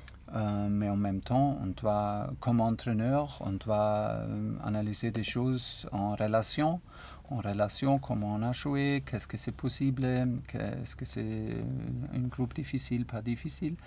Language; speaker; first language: French; non-native, learner; German